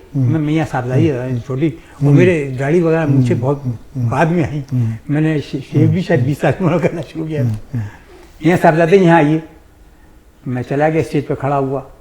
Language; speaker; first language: Urdu; native; Urdu